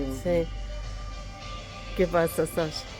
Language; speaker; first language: Spanish; non-native, fluent; Russian